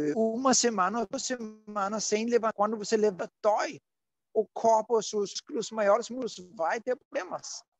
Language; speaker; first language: Portuguese; non-native, learner; Danish